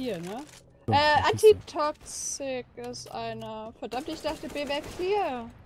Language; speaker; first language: German; native; German